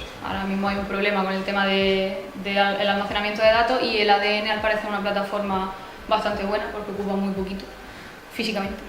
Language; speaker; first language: Spanish; native; Spanish